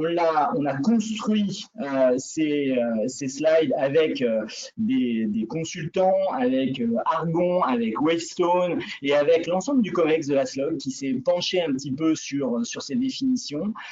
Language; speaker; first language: French; native; French